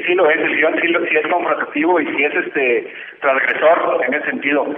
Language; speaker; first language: Spanish; native; Spanish